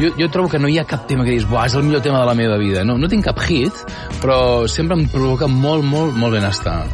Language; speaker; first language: Catalan; native; Catalan